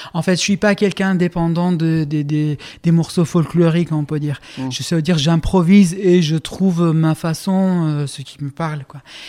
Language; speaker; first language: French; non-native, fluent; Kurdish